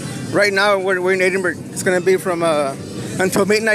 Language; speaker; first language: English; early bilingual, other home language; Spanish